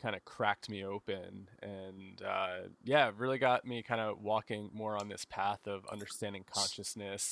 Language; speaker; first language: English; native; English